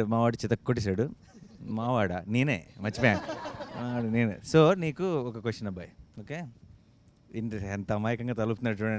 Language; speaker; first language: Telugu; native; Telugu